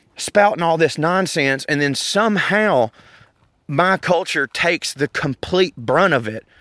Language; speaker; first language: English; native; English